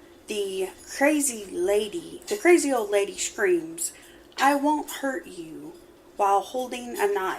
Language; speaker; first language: English; native; English